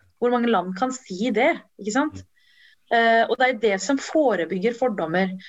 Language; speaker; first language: Norwegian; early bilingual, other home language; Tamil